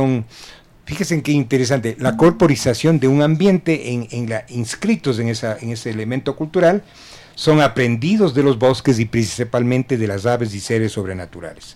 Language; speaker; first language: Spanish; native; Spanish